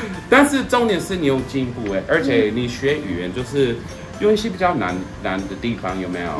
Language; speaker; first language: Chinese; non-native, fluent; English